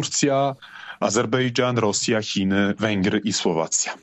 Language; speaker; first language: Polish; non-native, fluent; Georgian